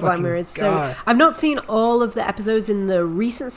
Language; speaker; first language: English; native; English